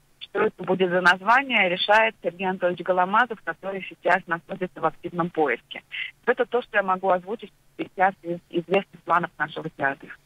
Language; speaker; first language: Russian; native; Russian